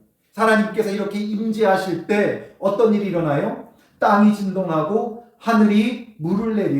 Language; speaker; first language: Korean; native; Korean